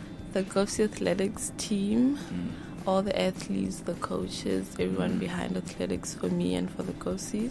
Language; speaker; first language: English; non-native, local second language; Southern Sotho